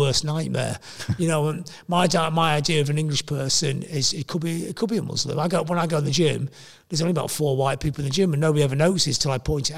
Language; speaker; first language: English; native; English